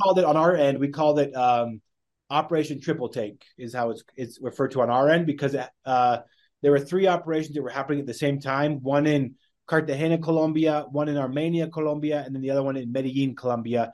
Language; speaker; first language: English; native; English